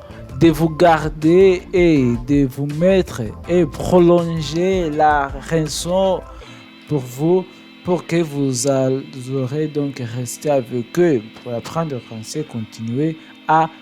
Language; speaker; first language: French; non-native, learner; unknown